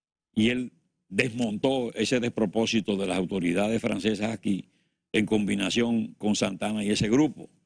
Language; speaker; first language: Spanish; native; Spanish